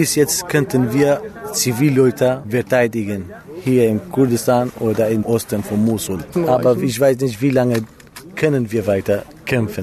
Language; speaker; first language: German; non-native, learner; Kurdish